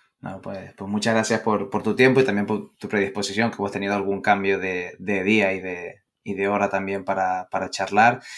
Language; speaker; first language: Spanish; native; Spanish